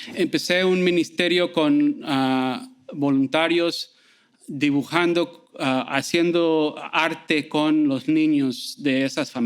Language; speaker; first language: Spanish; early bilingual, heritage; Spanish